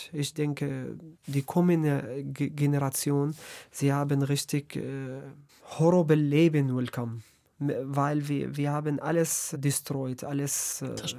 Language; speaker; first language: German; non-native, learner; Arabic